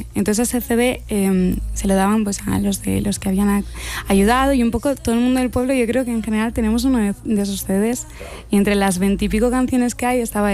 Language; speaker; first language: Spanish; native; Spanish